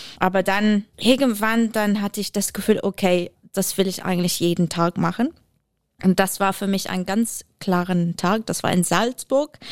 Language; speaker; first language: German; non-native, fluent; English